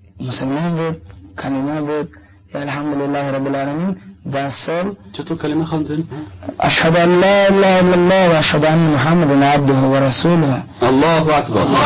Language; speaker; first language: Persian; non-native, learner; Russian